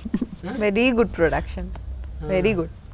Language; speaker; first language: Telugu; non-native, learner; Bangla